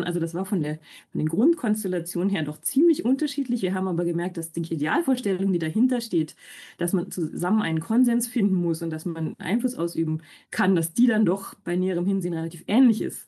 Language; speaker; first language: German; native; German